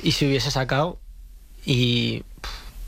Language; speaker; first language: Spanish; native; Spanish